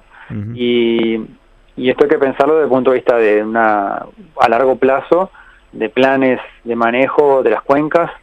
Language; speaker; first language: Spanish; native; Spanish